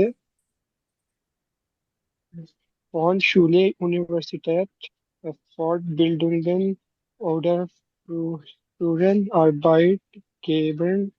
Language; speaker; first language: German; non-native, learner; Urdu